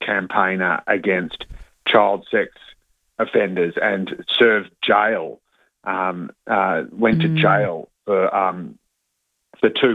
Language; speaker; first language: English; native; English